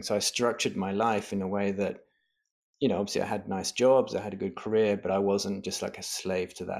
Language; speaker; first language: English; native; English